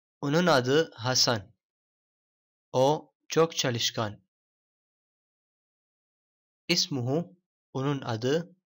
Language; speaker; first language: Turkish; non-native, fluent; Arabic